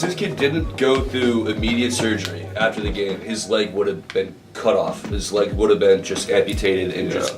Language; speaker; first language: English; native; English